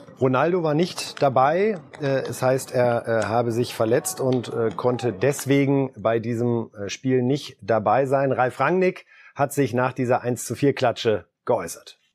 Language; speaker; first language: German; native; German